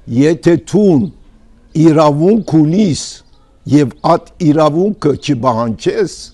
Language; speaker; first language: Armenian; early bilingual, heritage; Armenian